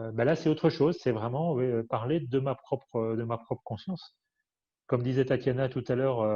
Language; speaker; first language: French; native; French